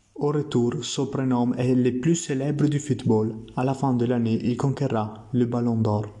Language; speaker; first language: French; non-native, learner; Italian